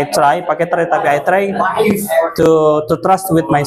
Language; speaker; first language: English; non-native, learner; Indonesian